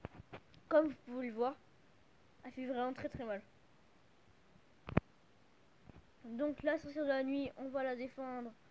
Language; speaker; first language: French; native; French